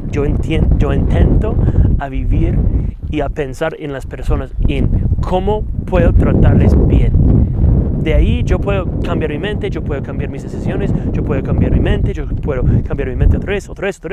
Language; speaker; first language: Spanish; non-native, fluent; English